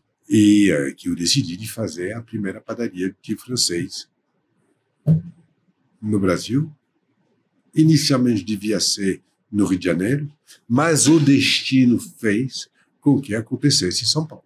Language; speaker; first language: Portuguese; non-native, fluent; French